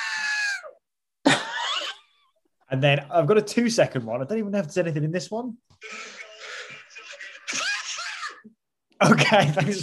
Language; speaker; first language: English; native; English